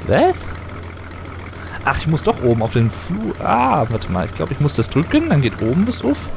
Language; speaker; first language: German; native; German